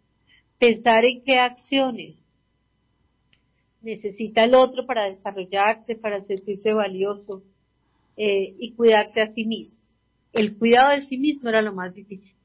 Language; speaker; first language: Spanish; native; Spanish